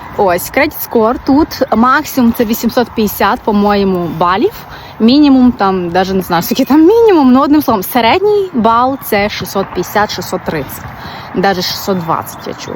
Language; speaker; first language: Ukrainian; non-native, local second language; Russian